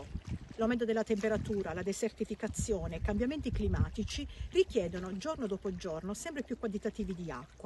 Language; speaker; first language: Italian; native; Italian